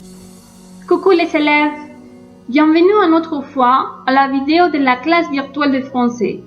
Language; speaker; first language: French; non-native, fluent; Spanish